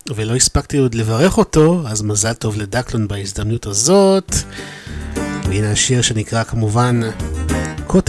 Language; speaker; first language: Hebrew; native; Hebrew